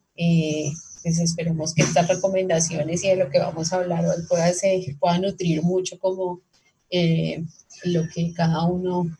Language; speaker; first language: Spanish; native; Spanish